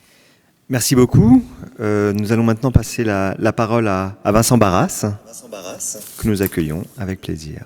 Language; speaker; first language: French; native; French